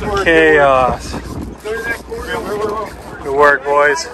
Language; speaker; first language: English; native; English